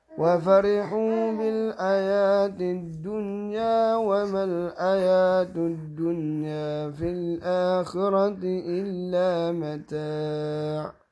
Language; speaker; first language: Arabic; non-native, learner; Indonesian